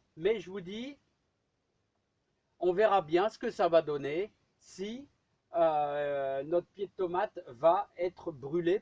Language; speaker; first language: French; native; French